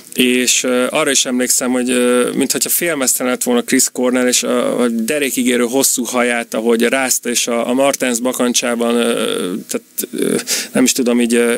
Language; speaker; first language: Hungarian; native; Hungarian